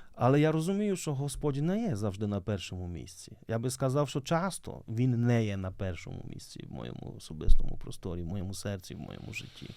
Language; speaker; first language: Ukrainian; native; Ukrainian